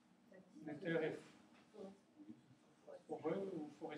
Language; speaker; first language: French; native; French